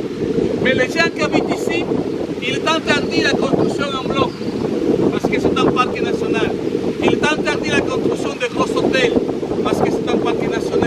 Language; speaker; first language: French; non-native, fluent; Spanish